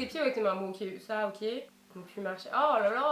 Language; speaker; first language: French; native; French